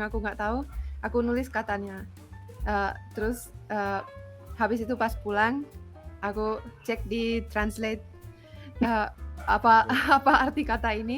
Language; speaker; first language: Indonesian; non-native, fluent; Finnish